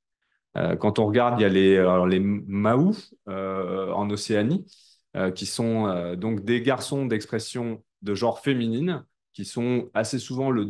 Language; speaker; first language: French; native; French